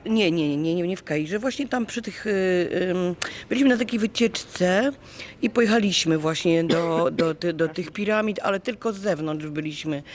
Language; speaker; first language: Polish; native; Polish